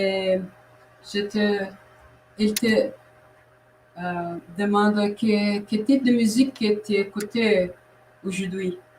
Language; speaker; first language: French; non-native, learner; Portuguese